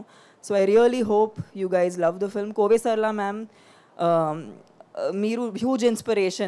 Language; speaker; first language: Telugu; non-native, local second language; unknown